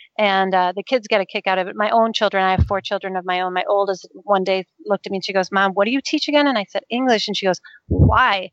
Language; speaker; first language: English; non-native, fluent; Danish